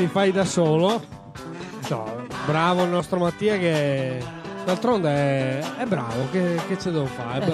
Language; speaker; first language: Italian; native; Italian